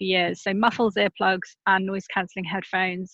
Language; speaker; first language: English; native; English